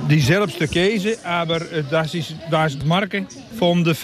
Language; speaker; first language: German; non-native, learner; Dutch